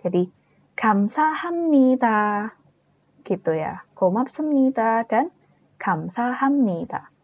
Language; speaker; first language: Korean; non-native, fluent; Indonesian